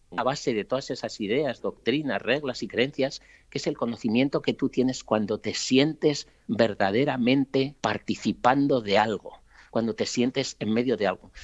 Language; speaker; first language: Spanish; native; Spanish